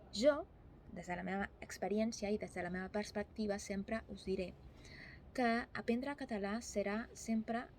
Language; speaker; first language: Catalan; non-native, fluent; Spanish